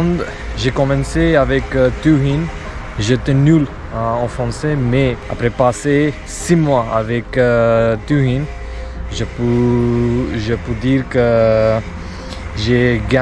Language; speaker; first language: French; non-native, learner; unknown